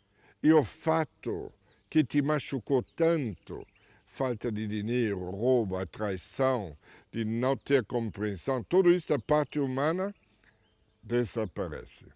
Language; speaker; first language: Portuguese; non-native, fluent; German